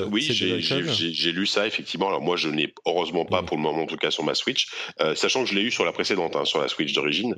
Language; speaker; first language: French; native; French